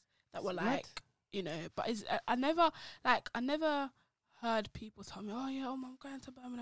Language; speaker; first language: English; native; English